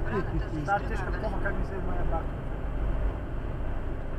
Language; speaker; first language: Bulgarian; native; Bulgarian